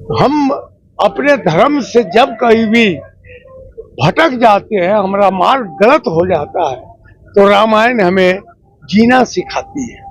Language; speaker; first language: Hindi; native; Hindi